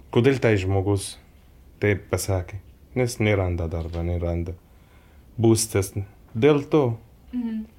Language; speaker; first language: Lithuanian; non-native, learner; Arabic